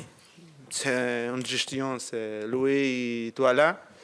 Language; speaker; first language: French; non-native, learner; Portuguese